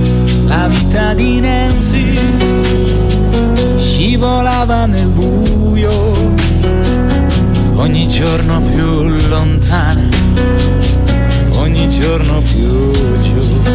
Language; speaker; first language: Italian; native; Italian